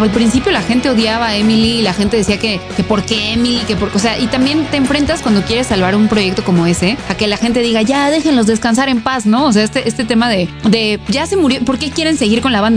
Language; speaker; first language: Spanish; native; Spanish